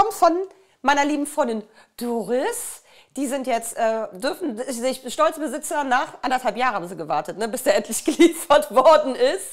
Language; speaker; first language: German; native; German